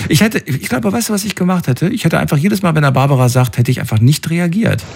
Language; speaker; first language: German; native; German